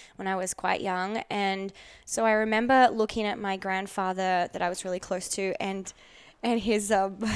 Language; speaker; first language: English; native; English